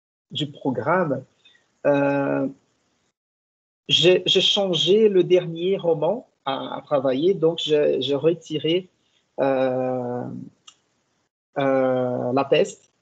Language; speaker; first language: French; non-native, fluent; Portuguese